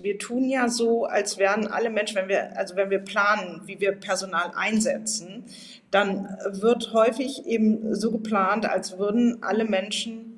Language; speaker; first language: German; native; German